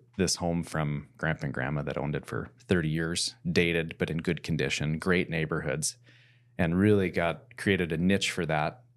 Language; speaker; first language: English; native; English